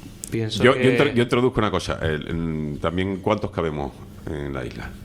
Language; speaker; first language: Spanish; native; Spanish